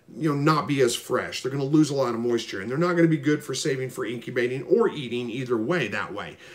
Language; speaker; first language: English; native; English